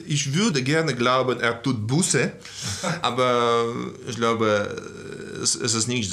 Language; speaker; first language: German; non-native, fluent; Russian